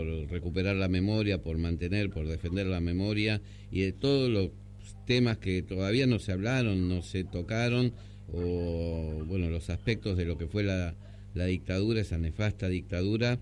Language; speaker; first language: Spanish; native; Spanish